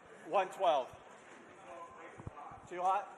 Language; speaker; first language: English; native; English